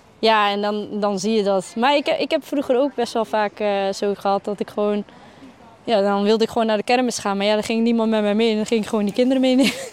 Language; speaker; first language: Dutch; early bilingual, other home language; Arabic